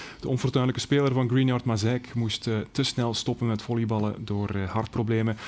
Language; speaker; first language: Dutch; native; Dutch